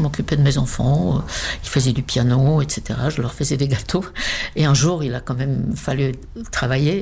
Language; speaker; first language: French; non-native, fluent; Czech